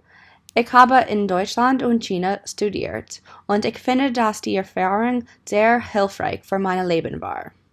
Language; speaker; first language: German; non-native, learner; English